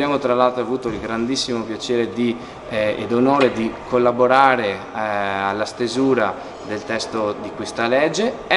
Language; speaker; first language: Italian; native; Italian